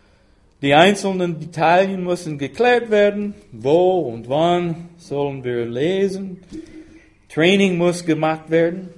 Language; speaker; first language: German; non-native, fluent; English